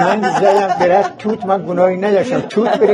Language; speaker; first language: Persian; native; Persian